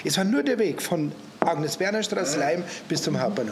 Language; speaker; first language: German; native; German